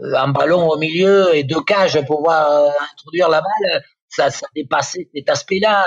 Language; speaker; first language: French; non-native, fluent; Spanish